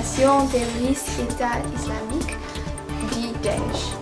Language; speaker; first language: French; non-native, learner; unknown